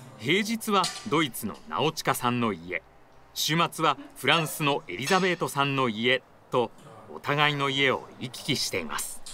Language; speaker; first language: Japanese; native; Japanese